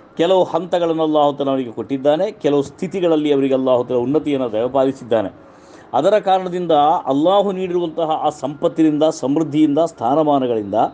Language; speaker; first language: Kannada; non-native, local second language; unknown